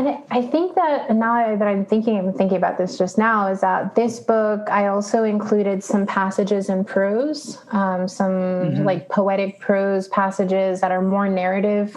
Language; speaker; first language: English; early bilingual, other home language; Spanish